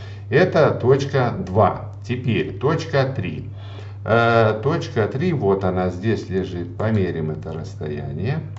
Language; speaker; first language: Russian; native; Russian